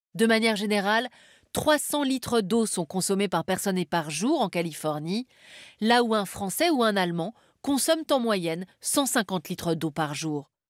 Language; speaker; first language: French; native; French